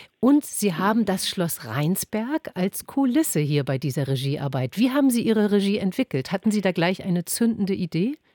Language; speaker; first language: German; native; German